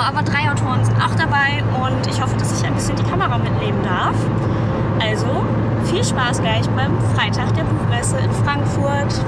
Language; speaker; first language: German; native; German